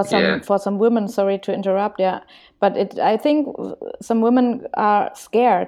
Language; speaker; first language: English; non-native, fluent; German